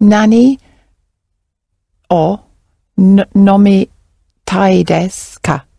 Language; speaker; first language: Japanese; non-native, learner; English